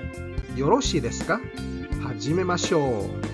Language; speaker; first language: Japanese; non-native, fluent; English